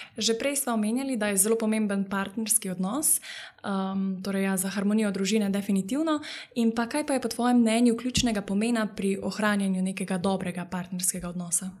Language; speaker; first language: Slovenian; native; Slovenian